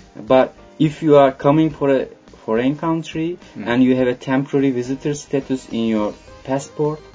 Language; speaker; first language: English; non-native, fluent; Turkish